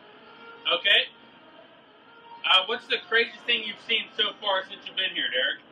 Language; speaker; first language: English; native; English